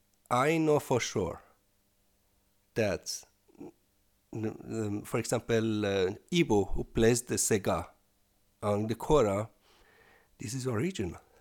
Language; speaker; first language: English; non-native, fluent; Persian